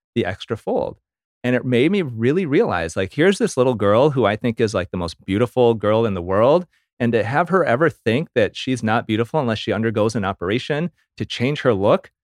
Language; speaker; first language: English; early bilingual, other home language; Korean